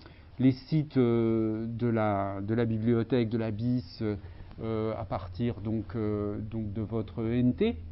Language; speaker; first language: French; native; French